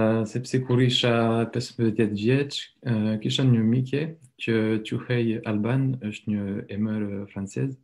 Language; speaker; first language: Albanian; non-native, learner; French